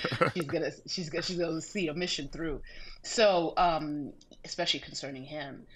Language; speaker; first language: English; native; English